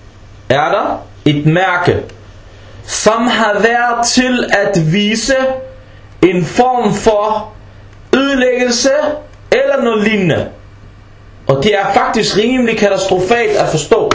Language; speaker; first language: Danish; early bilingual, other home language; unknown